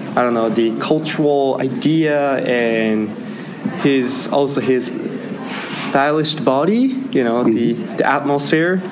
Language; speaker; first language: English; non-native, learner; Japanese